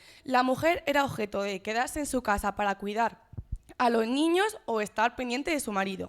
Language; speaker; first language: Spanish; native; Spanish